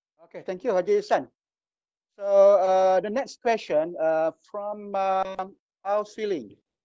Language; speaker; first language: English; non-native, local second language; Malay